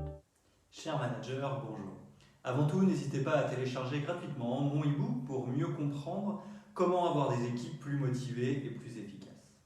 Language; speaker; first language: French; native; French